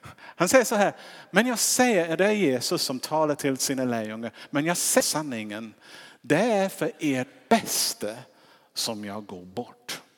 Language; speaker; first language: Swedish; non-native, fluent; English